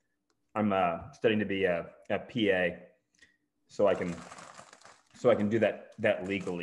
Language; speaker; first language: English; native; English